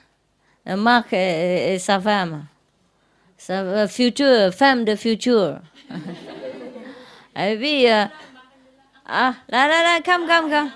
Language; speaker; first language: French; non-native, learner; Vietnamese